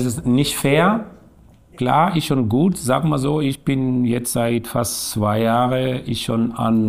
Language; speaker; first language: German; non-native, learner; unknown